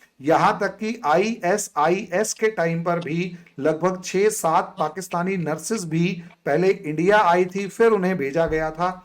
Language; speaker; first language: Hindi; native; Hindi